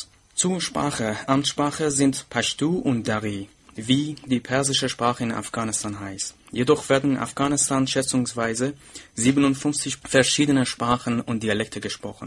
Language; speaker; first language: German; non-native, fluent; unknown